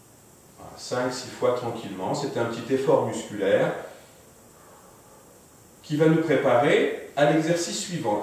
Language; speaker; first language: French; native; French